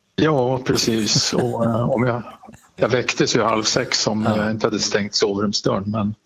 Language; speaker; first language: Swedish; native; Swedish